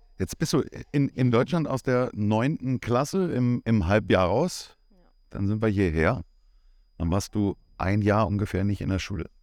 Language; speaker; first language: German; native; German